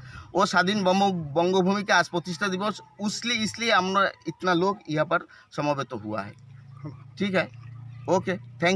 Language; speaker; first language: Hindi; non-native, local second language; Bangla